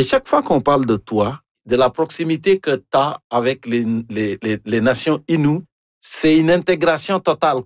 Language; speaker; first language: French; native; French